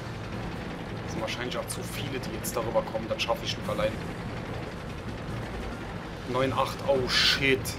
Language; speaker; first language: German; native; German